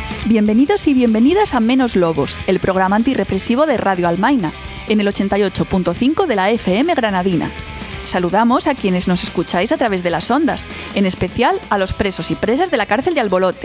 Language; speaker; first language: Spanish; native; Spanish